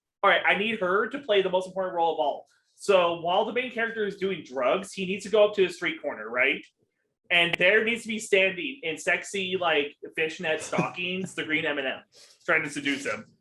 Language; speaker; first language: English; native; English